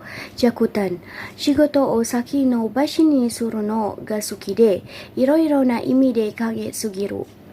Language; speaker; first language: Japanese; non-native, learner; Indonesian